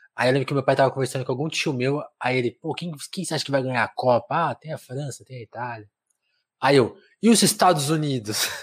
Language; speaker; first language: Portuguese; native; Portuguese